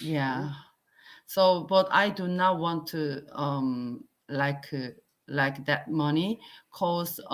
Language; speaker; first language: English; non-native, learner; Korean